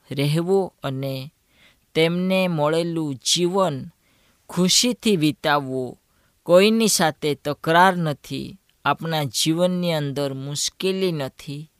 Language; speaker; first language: Gujarati; non-native, local second language; Gamit